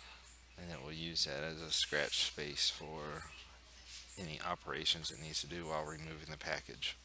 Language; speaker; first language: English; native; English